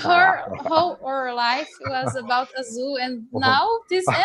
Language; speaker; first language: English; non-native, learner; Portuguese